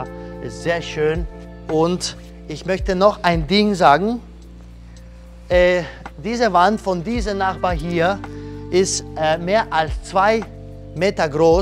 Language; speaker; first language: German; non-native, learner; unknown